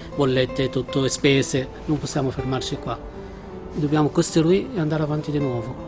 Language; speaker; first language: Italian; non-native, fluent; Arabic